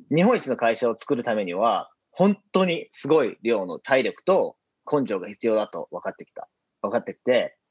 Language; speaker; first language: Japanese; early bilingual, heritage; Japanese